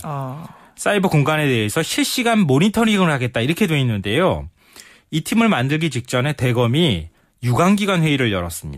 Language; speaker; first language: Korean; native; Korean